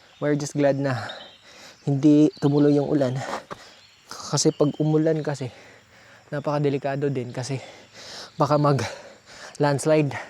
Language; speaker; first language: Filipino; non-native, local second language; Cebuano